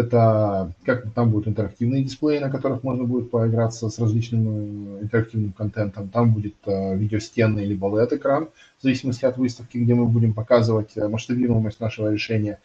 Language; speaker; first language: Russian; native; Russian